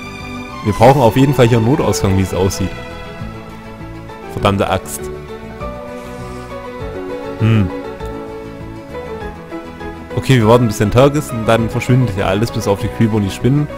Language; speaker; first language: German; native; German